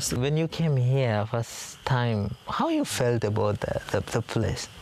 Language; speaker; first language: English; non-native, local second language; Divehi